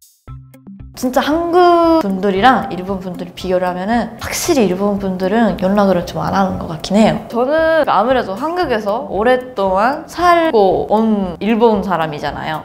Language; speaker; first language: Korean; non-native, fluent; Japanese